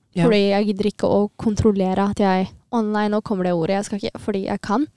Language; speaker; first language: Norwegian; early bilingual, other home language; Tigrinya